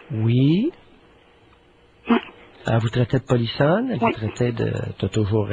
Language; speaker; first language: French; native; French